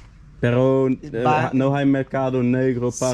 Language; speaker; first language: Spanish; non-native, learner; Dutch